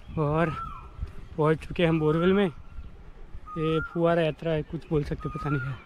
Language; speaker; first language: Hindi; non-native, local second language; Gujarati